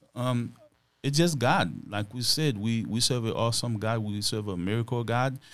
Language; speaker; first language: English; non-native, fluent; Haitian Creole